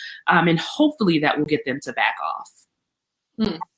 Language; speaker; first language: English; native; English